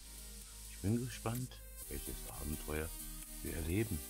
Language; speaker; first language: German; native; German